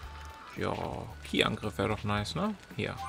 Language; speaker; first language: German; native; German